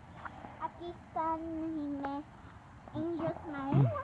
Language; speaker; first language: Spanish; early bilingual, heritage; Spanish